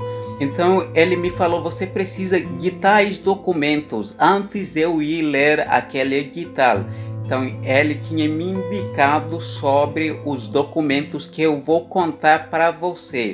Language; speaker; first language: Portuguese; non-native, local second language; Upper Guinea Crioulo